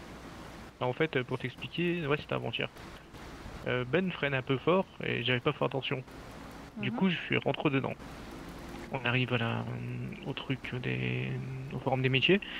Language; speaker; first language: French; native; French